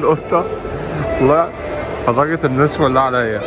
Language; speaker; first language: Arabic; native; Arabic